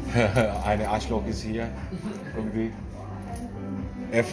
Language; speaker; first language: German; non-native, learner; Urdu